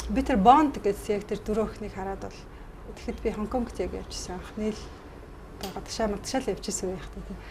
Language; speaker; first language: Mongolian; native; Mongolian